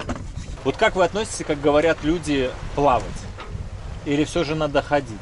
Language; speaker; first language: Russian; native; Russian